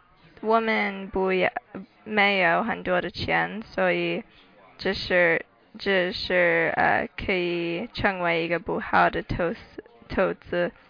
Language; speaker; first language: Chinese; non-native, learner; English